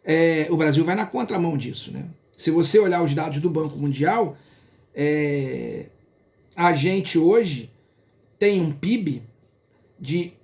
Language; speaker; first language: Portuguese; native; Portuguese